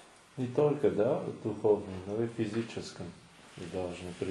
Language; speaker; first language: Russian; non-native, local second language; Armenian